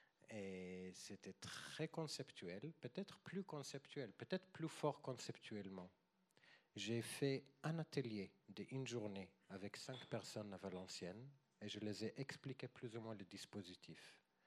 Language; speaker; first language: French; non-native, fluent; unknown